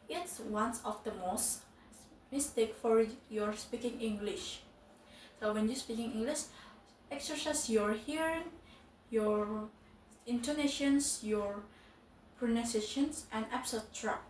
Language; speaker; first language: English; non-native, fluent; Indonesian